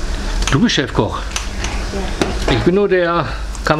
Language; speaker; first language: German; native; German